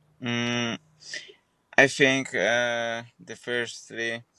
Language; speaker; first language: English; non-native, fluent; Polish